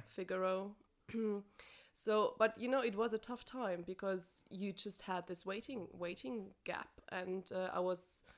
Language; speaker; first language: English; non-native, fluent; German